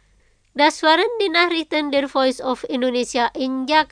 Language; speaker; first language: German; non-native, fluent; Indonesian